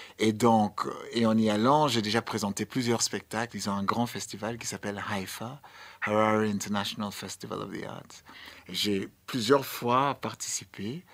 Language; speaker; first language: French; non-native, fluent; English